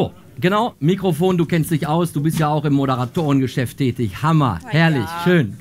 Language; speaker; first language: German; native; German